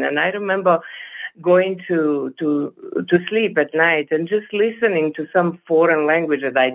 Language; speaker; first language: English; non-native, fluent; Serbian